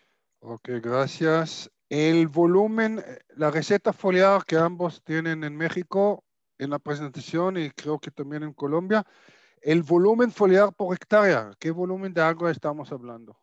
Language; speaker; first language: Spanish; non-native, fluent; Hebrew